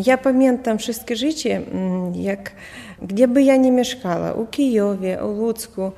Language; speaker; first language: Polish; non-native, learner; Ukrainian